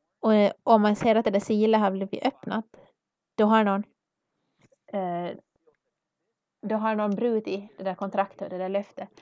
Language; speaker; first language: Swedish; non-native, learner; English